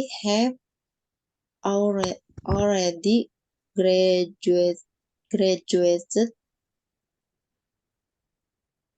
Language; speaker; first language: English; non-native, learner; Indonesian